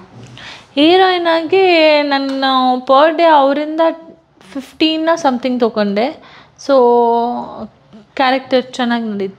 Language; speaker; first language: Kannada; non-native, local second language; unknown